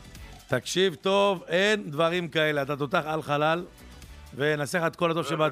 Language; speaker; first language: Hebrew; native; Hebrew